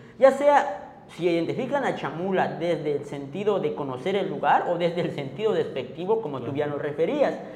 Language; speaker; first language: Spanish; non-native, local second language; Tzotzil